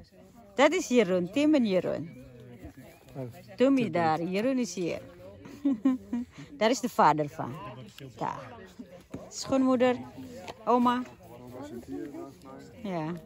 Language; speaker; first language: Dutch; non-native, learner; Indonesian